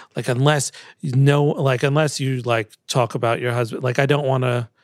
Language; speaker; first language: English; native; English